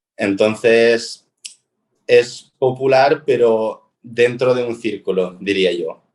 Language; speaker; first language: Spanish; early bilingual, other home language; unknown